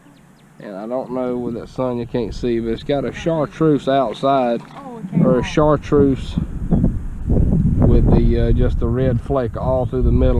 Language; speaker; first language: English; native; English